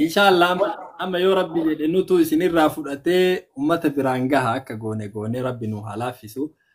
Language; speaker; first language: Oromo; native; Oromo